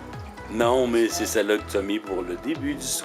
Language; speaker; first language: French; native; French